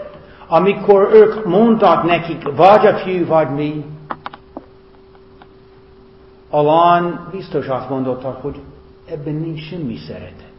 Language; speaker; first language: Hungarian; non-native, fluent; English